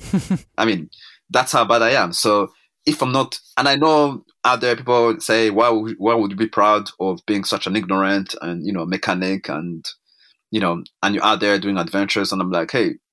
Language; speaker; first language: English; non-native, local second language; Kinyarwanda